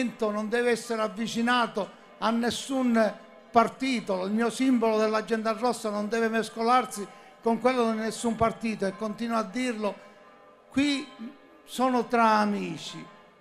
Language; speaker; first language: Italian; native; Italian